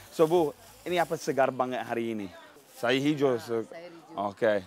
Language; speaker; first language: Indonesian; non-native, learner; English